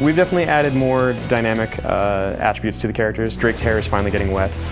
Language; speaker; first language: English; native; English